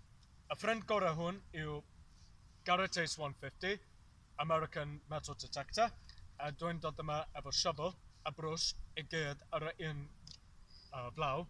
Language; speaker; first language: Welsh; non-native, learner; English